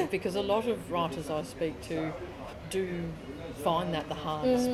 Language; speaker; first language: English; native; English